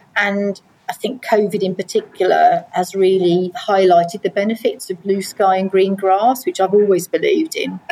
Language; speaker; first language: English; native; English